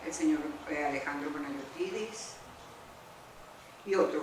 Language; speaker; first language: Spanish; early bilingual, other home language; Greek